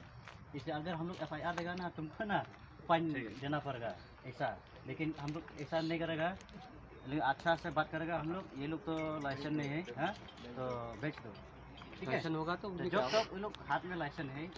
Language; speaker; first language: Hindi; non-native, local second language; Khasi